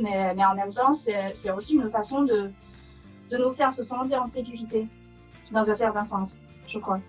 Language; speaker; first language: French; non-native, fluent; Chinese